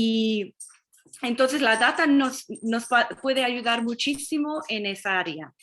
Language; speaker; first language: Spanish; non-native, fluent; English